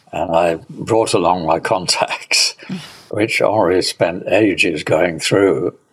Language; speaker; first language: English; native; English